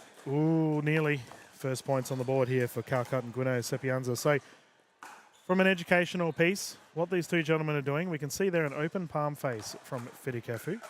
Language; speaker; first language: English; native; English